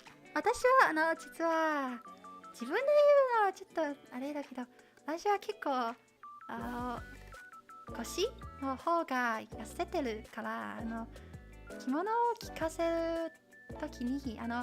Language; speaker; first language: Japanese; non-native, learner; Chinese